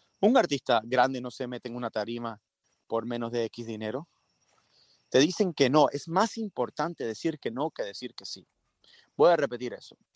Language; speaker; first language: Spanish; early bilingual, heritage; Spanish